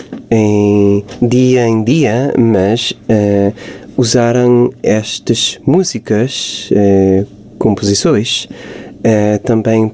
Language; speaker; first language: Portuguese; non-native, fluent; Hebrew